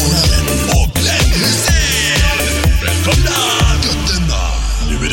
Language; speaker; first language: Swedish; native; Swedish